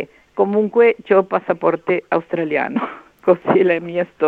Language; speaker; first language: Italian; early bilingual, heritage; Spanish